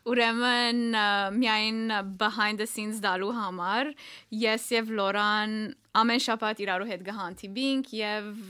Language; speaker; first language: Armenian; early bilingual, heritage; Armenian